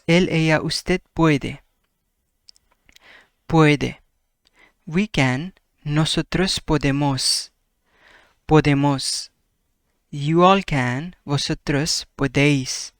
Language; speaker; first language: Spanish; non-native, fluent; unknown